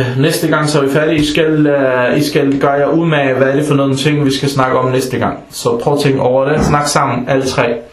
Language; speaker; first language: Danish; early bilingual, other home language; Arabic